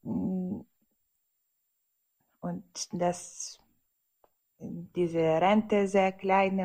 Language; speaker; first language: German; non-native, learner; Ukrainian